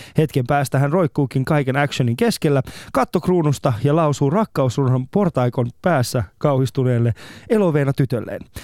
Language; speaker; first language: Finnish; early bilingual, other home language; Persian